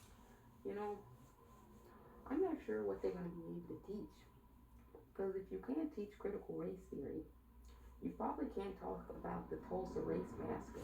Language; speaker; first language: English; native; English